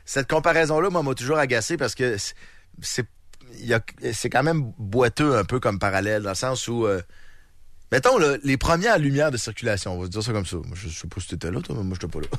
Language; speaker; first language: French; native; French